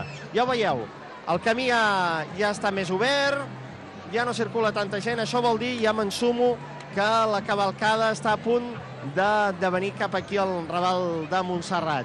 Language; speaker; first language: Catalan; native; Catalan